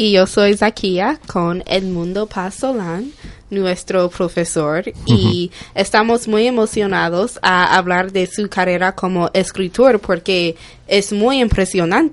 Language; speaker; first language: Spanish; non-native, fluent; English